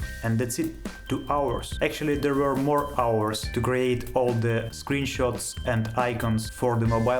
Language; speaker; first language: English; non-native, fluent; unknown